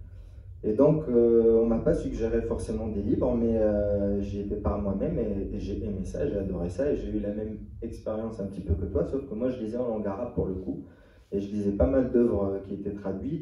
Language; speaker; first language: French; non-native, local second language; Arabic